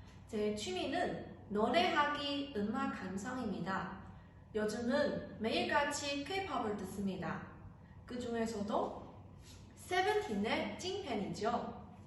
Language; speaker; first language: Korean; non-native, fluent; Chinese